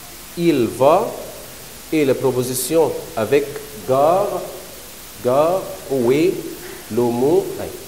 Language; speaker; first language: French; non-native, learner; Arabic